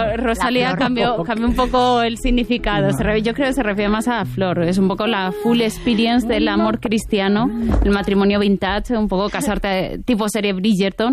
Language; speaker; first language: Spanish; native; Spanish